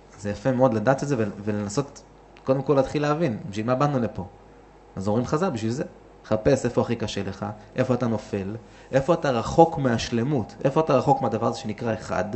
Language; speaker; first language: Hebrew; native; Hebrew